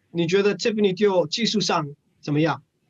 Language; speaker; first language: Chinese; early bilingual, heritage; English